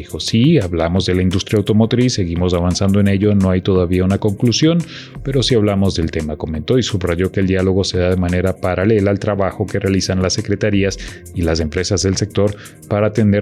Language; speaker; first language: Spanish; native; Spanish